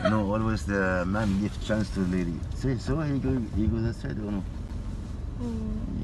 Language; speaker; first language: English; non-native, local second language; Arabic